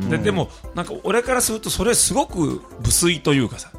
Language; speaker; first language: Japanese; native; Japanese